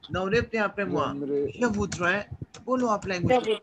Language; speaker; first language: French; non-native, learner; Hindi